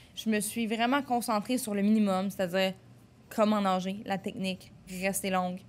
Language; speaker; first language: French; native; French